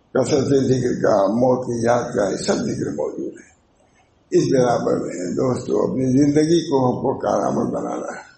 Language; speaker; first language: Urdu; native; Urdu